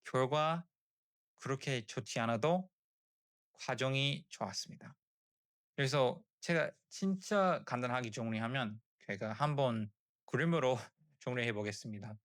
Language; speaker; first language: Korean; non-native, learner; English